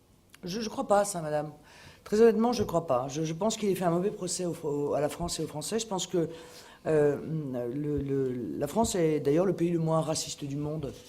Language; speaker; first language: French; native; French